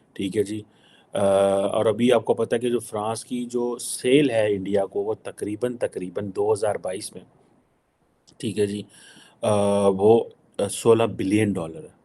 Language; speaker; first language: Urdu; native; Urdu